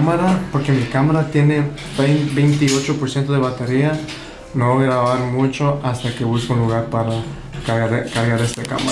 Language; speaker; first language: Spanish; early bilingual, heritage; Spanish